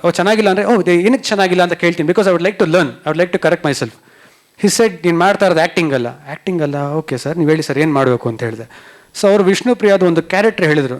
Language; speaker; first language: Kannada; native; Kannada